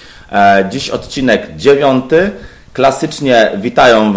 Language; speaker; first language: Polish; native; Polish